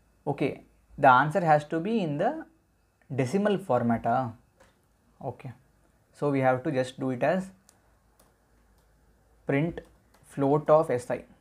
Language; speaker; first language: English; non-native, local second language; Telugu